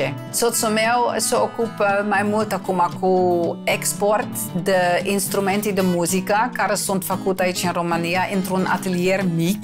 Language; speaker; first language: Romanian; non-native, fluent; Dutch